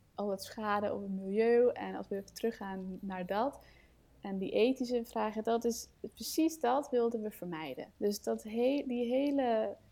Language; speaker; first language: Dutch; non-native, fluent; Danish